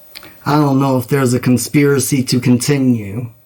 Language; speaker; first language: English; native; English